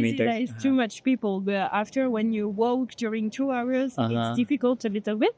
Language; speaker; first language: English; non-native, learner; French